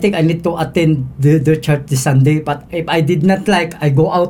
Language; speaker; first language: English; non-native, local second language; Cebuano